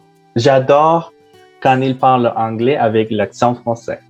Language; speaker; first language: French; non-native, fluent; Spanish